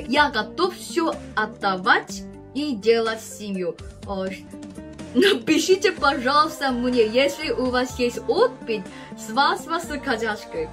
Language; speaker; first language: Russian; non-native, fluent; Korean